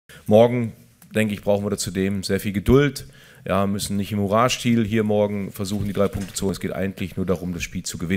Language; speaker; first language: German; native; German